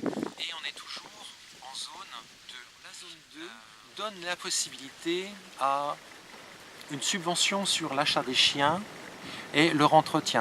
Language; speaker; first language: French; native; French